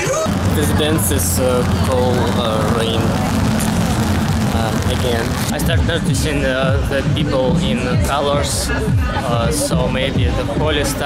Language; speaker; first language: English; non-native, learner; Russian